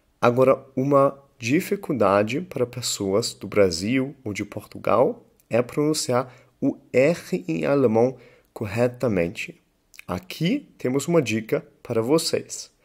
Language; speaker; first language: Portuguese; non-native, fluent; German